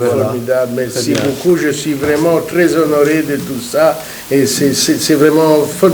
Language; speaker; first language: French; non-native, fluent; Italian